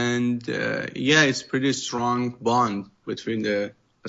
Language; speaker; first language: English; non-native, fluent; Persian